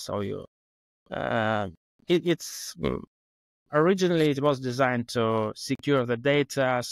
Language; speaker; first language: English; non-native, fluent; Russian